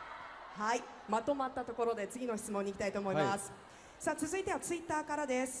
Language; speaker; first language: Japanese; native; Japanese